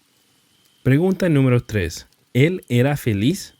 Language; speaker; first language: Spanish; non-native, fluent; English